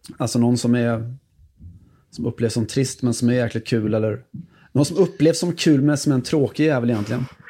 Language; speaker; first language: Swedish; native; Swedish